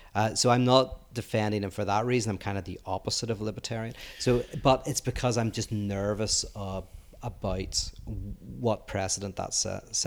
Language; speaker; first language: English; native; English